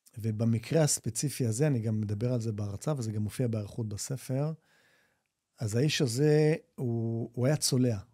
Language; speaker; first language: Hebrew; native; Hebrew